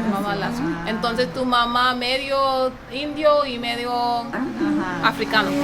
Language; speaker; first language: Spanish; early bilingual, heritage; English